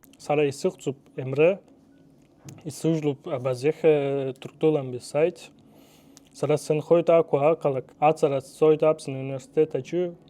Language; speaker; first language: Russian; non-native, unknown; Turkish